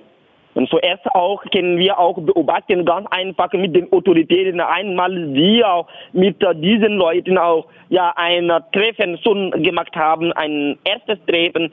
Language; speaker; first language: German; non-native, learner; Bambara